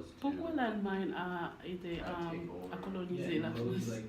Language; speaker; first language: French; non-native, learner; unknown